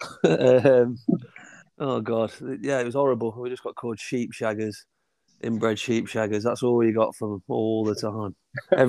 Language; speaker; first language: English; native; English